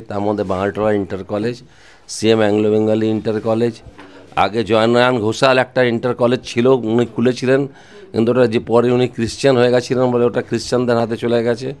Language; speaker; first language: Bangla; non-native, local second language; Hindi